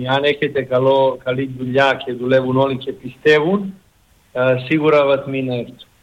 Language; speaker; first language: Greek; non-native, learner; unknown